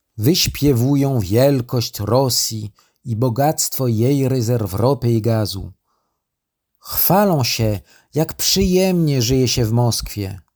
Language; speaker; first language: Polish; non-native, learner; French